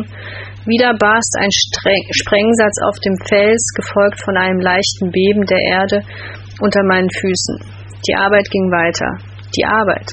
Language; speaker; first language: German; native; German